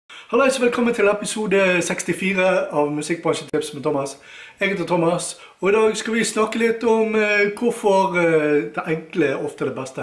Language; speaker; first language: Norwegian; native; Norwegian